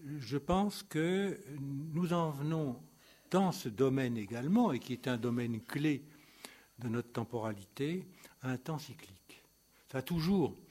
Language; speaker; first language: French; native; French